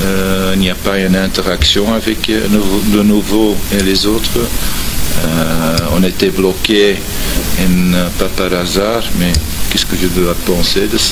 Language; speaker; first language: French; non-native, local second language; Dutch